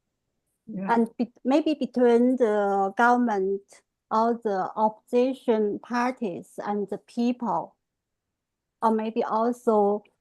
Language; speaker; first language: English; non-native, fluent; Chinese